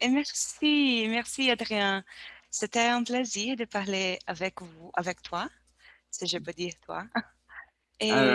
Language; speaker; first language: French; non-native, learner; Portuguese